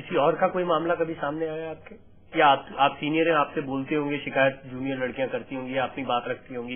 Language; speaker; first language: Hindi; native; Hindi